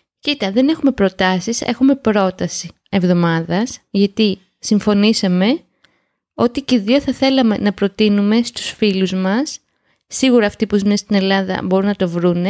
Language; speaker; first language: Greek; native; Greek